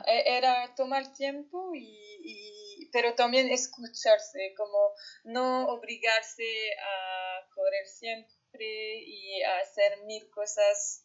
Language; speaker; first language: Spanish; non-native, fluent; French